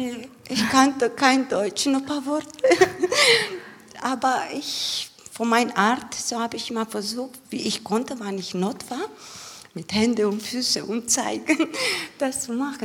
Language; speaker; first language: German; non-native, learner; Romanian